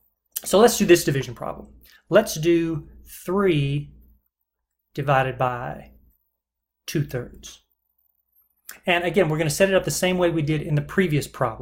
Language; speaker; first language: English; native; English